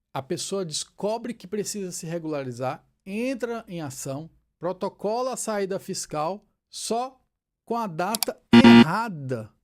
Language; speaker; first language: Portuguese; native; Portuguese